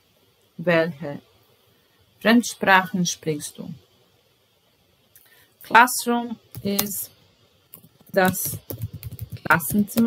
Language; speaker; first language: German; non-native, fluent; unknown